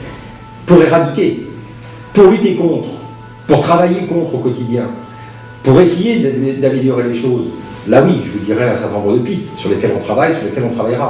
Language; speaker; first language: French; native; French